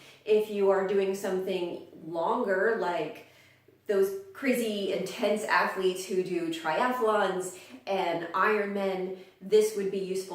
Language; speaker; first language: English; native; English